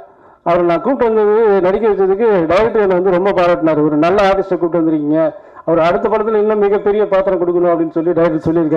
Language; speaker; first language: Tamil; native; Tamil